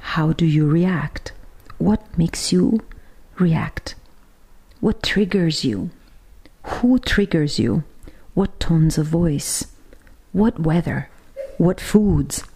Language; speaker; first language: English; non-native, fluent; Italian